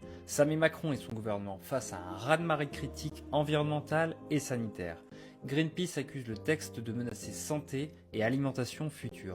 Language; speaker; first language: French; native; French